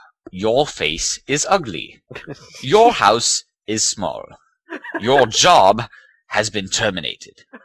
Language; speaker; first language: English; native; English